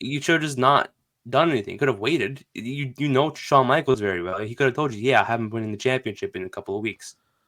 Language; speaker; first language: English; native; English